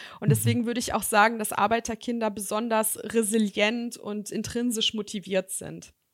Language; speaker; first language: German; early bilingual, other home language; Serbian